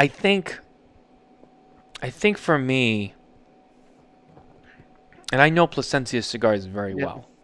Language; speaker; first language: English; native; English